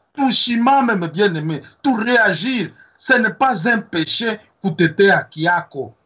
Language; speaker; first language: French; non-native, local second language; Swahili